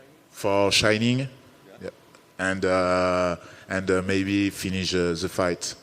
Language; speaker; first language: English; non-native, learner; French